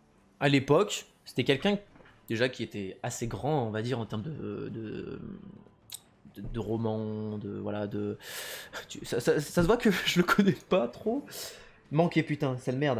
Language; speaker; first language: French; native; French